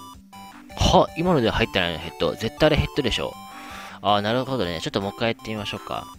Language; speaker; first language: Japanese; native; Japanese